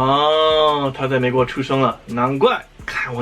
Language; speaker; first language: Chinese; non-native, fluent; English